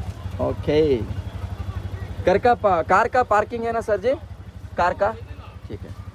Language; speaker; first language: Hindi; non-native, learner; Kannada